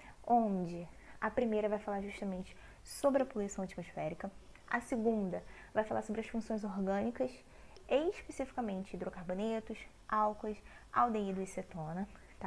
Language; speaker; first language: Portuguese; native; Portuguese